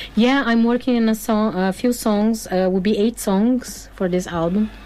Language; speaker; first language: English; non-native, fluent; Portuguese